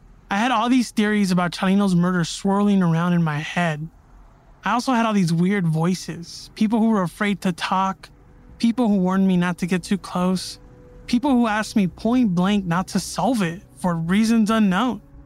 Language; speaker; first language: English; native; English